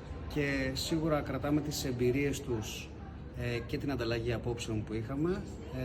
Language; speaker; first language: Greek; native; Greek